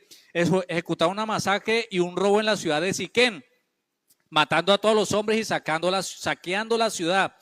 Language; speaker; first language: Spanish; native; Spanish